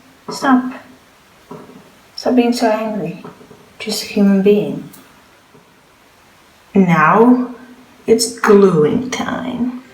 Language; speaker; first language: English; non-native, fluent; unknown